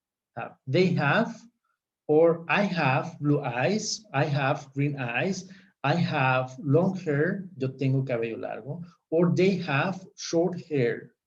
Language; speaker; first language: English; non-native, fluent; Spanish